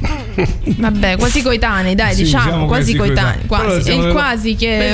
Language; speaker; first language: Italian; native; Italian